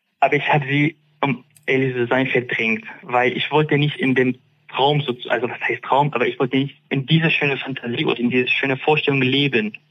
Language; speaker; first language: German; non-native, fluent; Arabic